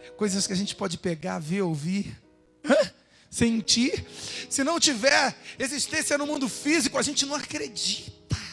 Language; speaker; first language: Portuguese; native; Portuguese